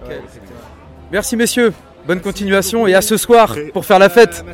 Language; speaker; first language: French; native; French